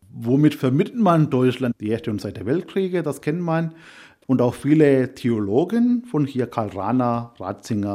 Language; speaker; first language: German; non-native, fluent; Malayalam